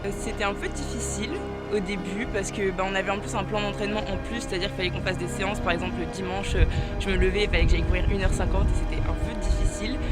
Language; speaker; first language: French; native; French